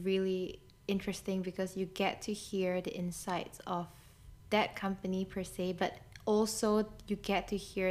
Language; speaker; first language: English; non-native, local second language; Chinese